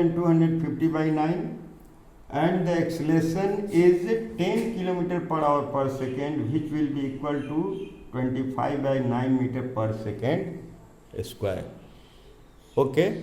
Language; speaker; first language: English; non-native, local second language; Hindi